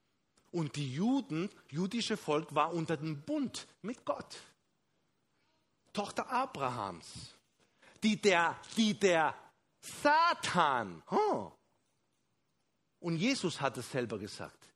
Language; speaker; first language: German; non-native, fluent; Spanish